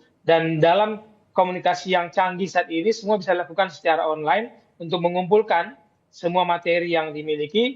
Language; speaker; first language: Indonesian; native; Indonesian